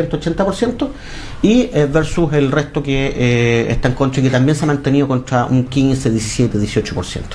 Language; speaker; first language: Spanish; native; Spanish